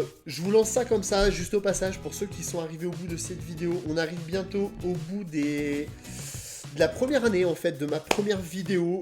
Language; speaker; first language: French; native; French